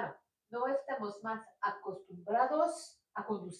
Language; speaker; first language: Spanish; non-native, learner; French